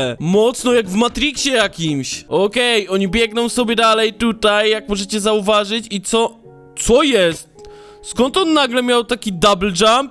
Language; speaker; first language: Polish; native; Polish